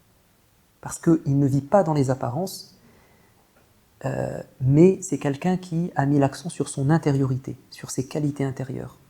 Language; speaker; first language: French; native; French